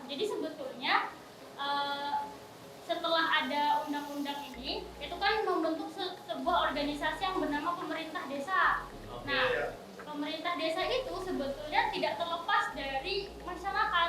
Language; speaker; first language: Indonesian; native; Indonesian